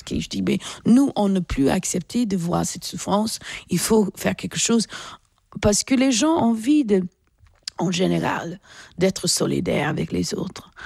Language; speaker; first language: French; non-native, fluent; English